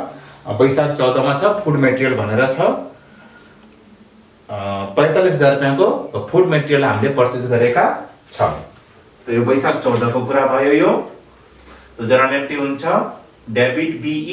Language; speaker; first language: Nepali; native; Nepali